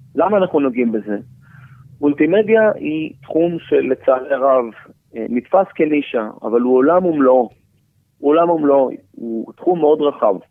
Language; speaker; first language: Hebrew; native; Hebrew